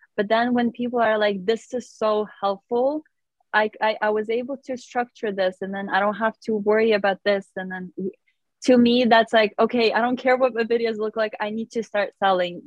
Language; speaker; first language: English; non-native, fluent; Russian